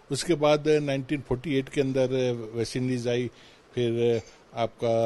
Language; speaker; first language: Hindi; native; Hindi